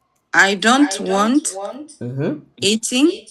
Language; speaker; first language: English; non-native, learner; Amharic